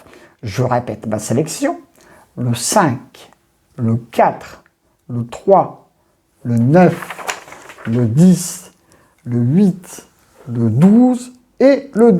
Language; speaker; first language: French; native; French